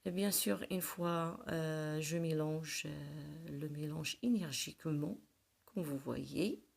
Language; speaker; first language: French; non-native, local second language; Arabic